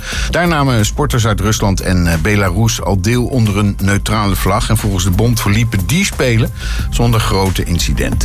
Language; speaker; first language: Dutch; native; Dutch